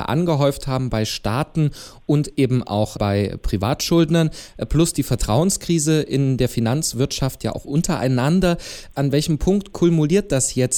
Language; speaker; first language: German; native; German